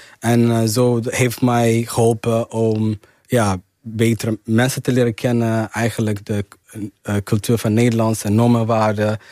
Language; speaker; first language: Dutch; early bilingual, other home language; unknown